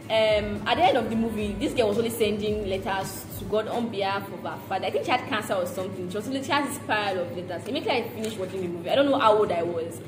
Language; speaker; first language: English; non-native, local second language; Yoruba